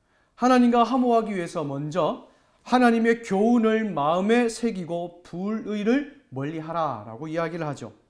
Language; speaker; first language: Korean; native; Korean